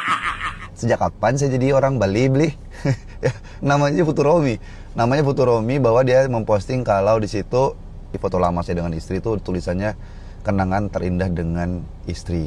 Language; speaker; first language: Indonesian; native; Indonesian